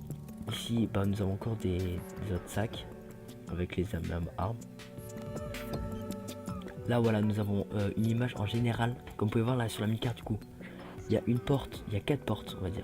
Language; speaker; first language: French; native; French